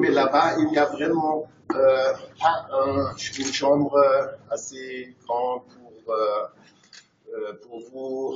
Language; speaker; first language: French; non-native, fluent; German